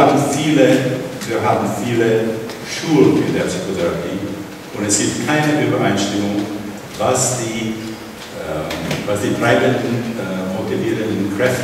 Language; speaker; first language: German; non-native, fluent; Czech